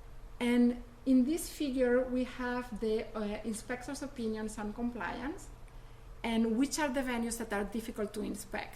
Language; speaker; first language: English; non-native, fluent; Spanish